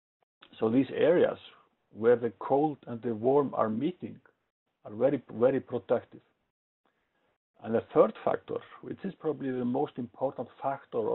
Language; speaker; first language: English; non-native, fluent; Icelandic